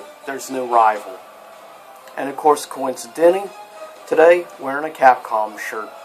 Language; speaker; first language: English; native; English